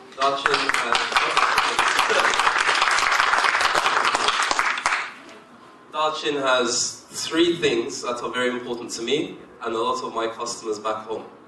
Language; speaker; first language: English; native; English